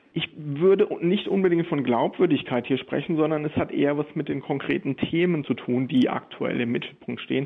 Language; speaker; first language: German; native; German